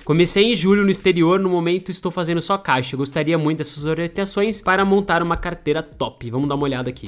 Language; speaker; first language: Portuguese; native; Portuguese